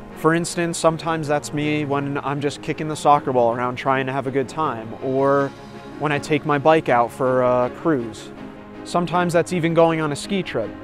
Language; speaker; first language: English; native; English